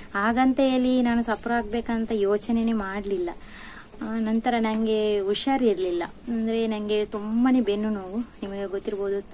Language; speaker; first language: Kannada; non-native, local second language; Tulu